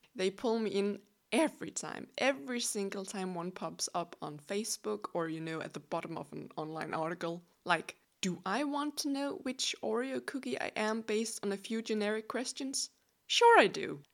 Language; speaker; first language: English; non-native, fluent; Danish